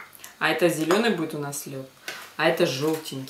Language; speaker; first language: Russian; native; Russian